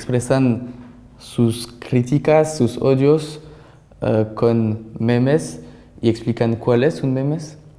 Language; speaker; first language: Spanish; non-native, learner; French